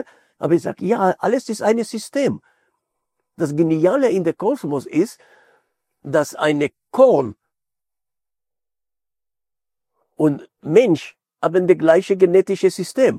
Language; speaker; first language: German; non-native, fluent; Hebrew